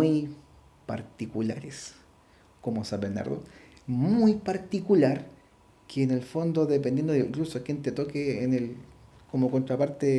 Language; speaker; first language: Spanish; native; Spanish